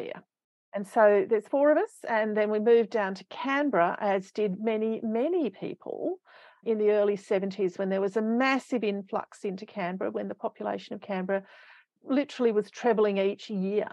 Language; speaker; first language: English; native; English